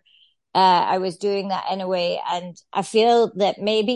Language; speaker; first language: English; native; English